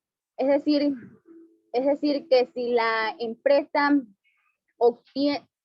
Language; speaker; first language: Spanish; native; Spanish